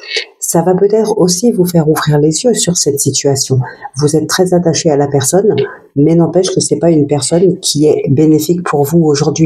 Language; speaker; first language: French; native; French